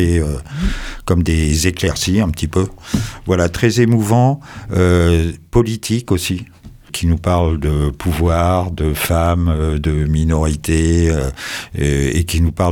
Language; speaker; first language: French; native; French